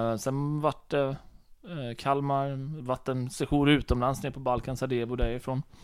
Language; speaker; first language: Swedish; early bilingual, other home language; Bosnian